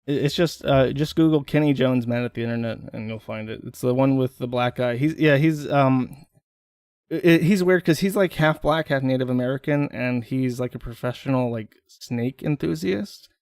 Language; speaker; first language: English; native; English